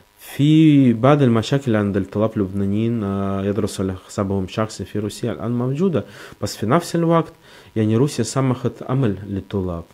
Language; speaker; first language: Arabic; non-native, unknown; Russian